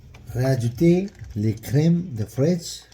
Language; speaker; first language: French; non-native, learner; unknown